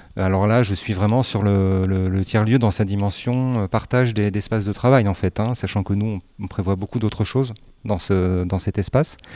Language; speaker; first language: French; native; French